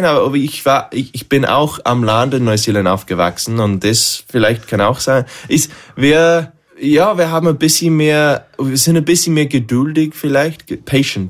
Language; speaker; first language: German; non-native, fluent; English